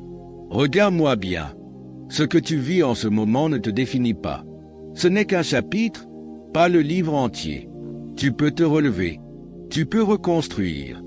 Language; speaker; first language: French; native; French